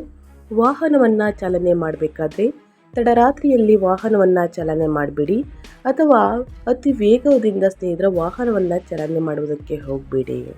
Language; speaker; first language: Kannada; native; Kannada